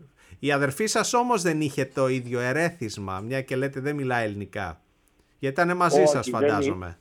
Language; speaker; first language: Greek; native; Greek